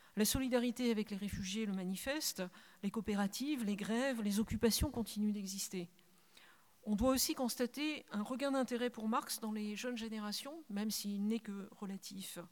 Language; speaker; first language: French; native; French